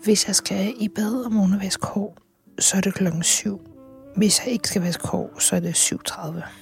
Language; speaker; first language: Danish; native; Danish